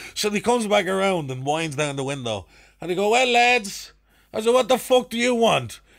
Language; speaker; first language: English; native; English